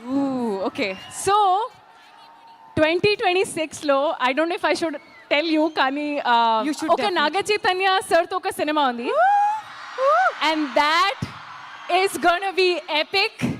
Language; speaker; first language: Telugu; non-native, learner; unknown